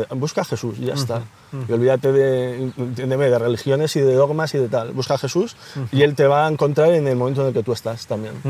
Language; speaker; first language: Spanish; native; Spanish